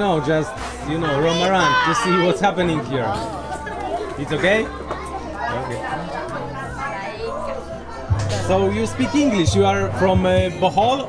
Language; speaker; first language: English; non-native, learner; Polish